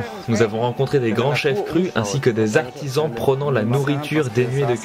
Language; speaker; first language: French; native; French